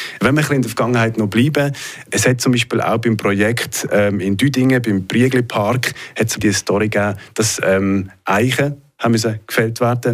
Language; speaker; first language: German; native; German